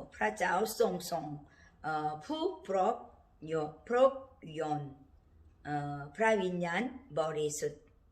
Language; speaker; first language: Thai; non-native, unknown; Korean